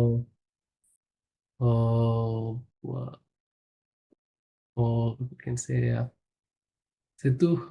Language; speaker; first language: French; non-native, learner; Bangla